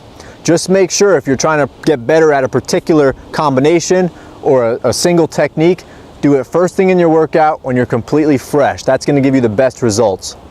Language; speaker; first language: English; native; English